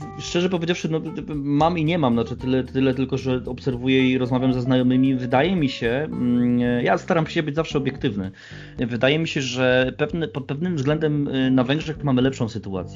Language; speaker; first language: Polish; native; Polish